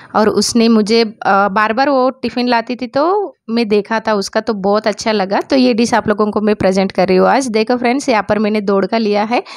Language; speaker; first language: Hindi; non-native, local second language; Marathi